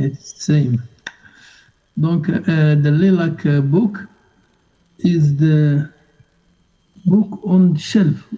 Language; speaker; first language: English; non-native, learner; Arabic